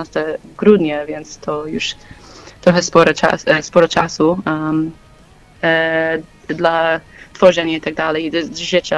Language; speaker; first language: Polish; non-native, learner; English